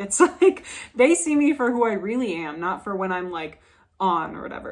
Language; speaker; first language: English; native; English